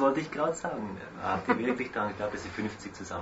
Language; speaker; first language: German; native; German